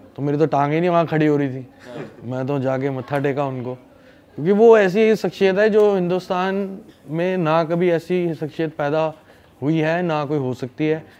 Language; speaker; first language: Hindi; native; Hindi